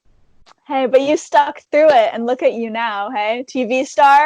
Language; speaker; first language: English; native; English